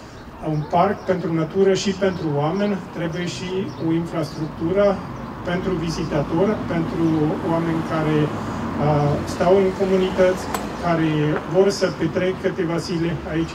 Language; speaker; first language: Romanian; non-native, fluent; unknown